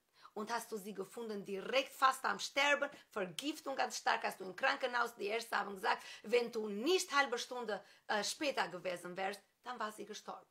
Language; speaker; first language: German; non-native, fluent; Albanian